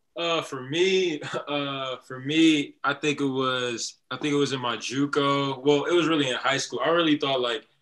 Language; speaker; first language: English; native; English